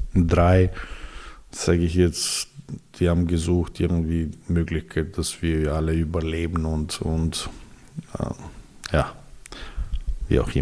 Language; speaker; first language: German; non-native, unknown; Serbian